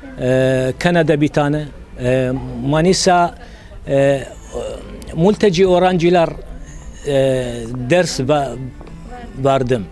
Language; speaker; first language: Turkish; non-native, learner; Arabic